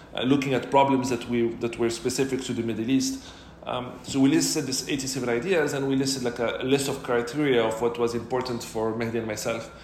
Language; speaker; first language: English; non-native, fluent; Arabic